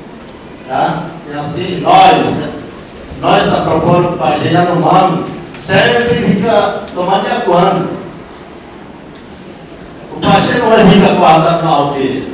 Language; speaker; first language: Portuguese; non-native, local second language; Yanomámi